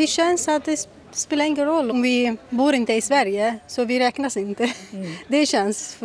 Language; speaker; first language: Swedish; non-native, fluent; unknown